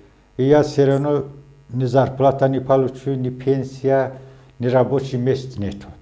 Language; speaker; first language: Russian; non-native, local second language; Azerbaijani